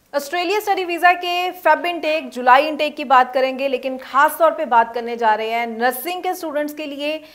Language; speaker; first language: Hindi; non-native, local second language; Punjabi